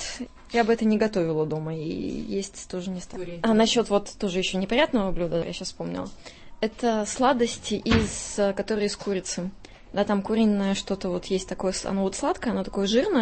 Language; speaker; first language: Russian; native; Russian